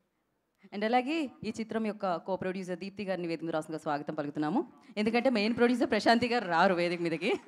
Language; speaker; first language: Telugu; native; Telugu